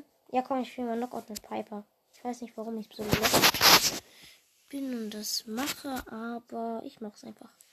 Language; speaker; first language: German; native; German